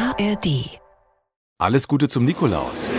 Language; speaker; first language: German; native; German